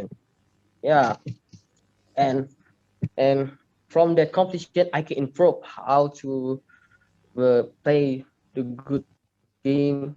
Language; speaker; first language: English; non-native, learner; Indonesian